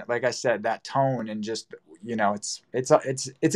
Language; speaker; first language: English; native; English